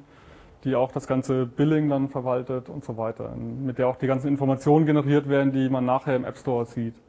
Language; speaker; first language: German; native; German